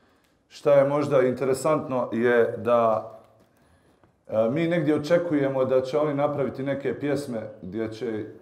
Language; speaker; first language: Bosnian; native; Bosnian